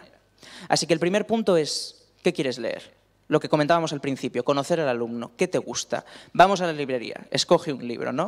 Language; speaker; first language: Spanish; native; Spanish